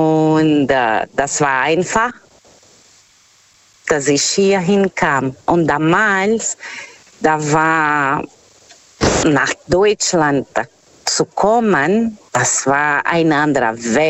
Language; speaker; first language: German; non-native, fluent; Portuguese